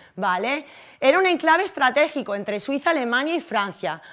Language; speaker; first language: Spanish; native; Spanish